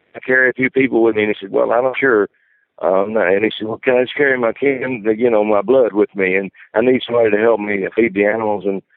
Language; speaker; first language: English; native; English